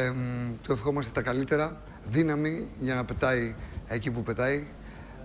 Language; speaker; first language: Greek; native; Greek